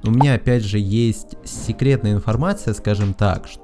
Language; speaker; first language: Russian; native; Russian